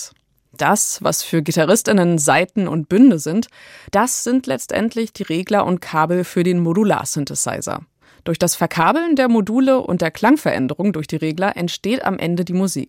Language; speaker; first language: German; native; German